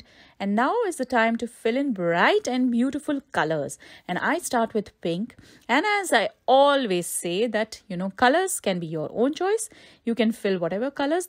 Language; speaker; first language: English; non-native, local second language; Hindi